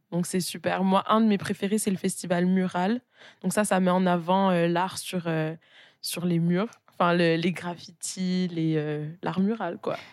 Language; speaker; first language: French; native; French